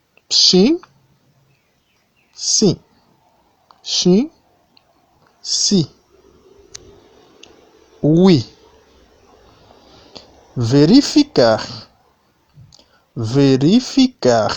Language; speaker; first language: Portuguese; non-native, fluent; Haitian Creole